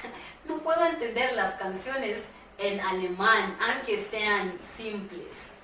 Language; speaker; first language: Spanish; non-native, fluent; Swahili